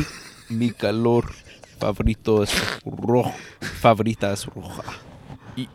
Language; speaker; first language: Spanish; non-native, learner; English